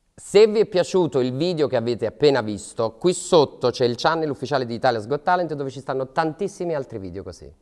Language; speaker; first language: Italian; native; Italian